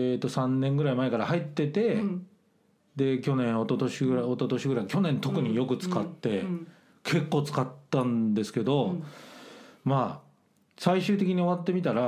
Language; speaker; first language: Japanese; native; Japanese